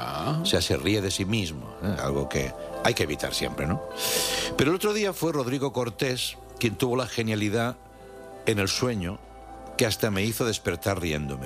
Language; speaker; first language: Spanish; native; Spanish